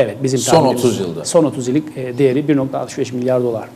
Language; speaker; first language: Turkish; native; Turkish